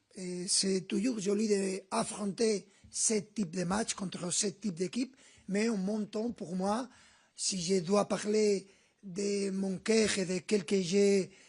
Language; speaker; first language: French; non-native, fluent; Spanish